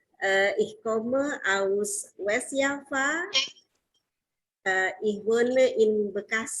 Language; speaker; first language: German; non-native, fluent; Indonesian